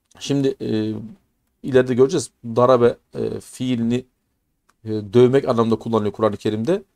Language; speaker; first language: Turkish; native; Turkish